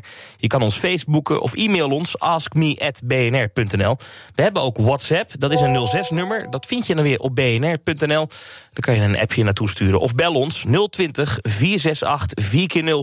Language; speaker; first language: Dutch; native; Dutch